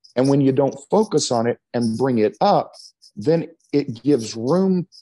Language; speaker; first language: English; native; English